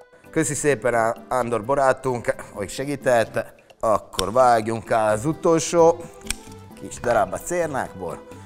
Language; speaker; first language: Hungarian; non-native, fluent; Italian